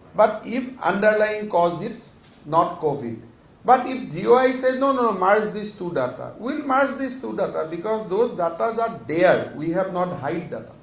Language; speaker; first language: English; non-native, local second language; Assamese